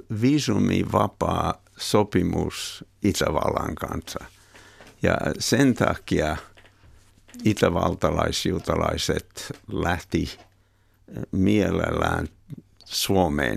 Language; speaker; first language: Finnish; non-native, fluent; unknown